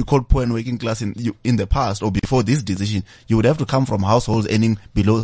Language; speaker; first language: English; non-native, local second language; Venda